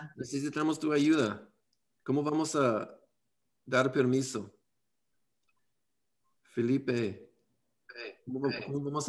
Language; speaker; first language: Spanish; non-native, learner; English